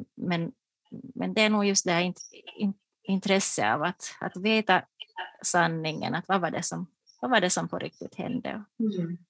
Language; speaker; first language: Swedish; native; Swedish